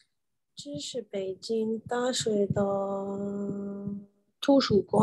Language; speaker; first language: Chinese; non-native, learner; English